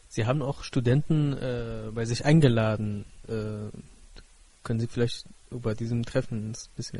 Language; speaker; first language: German; non-native, fluent; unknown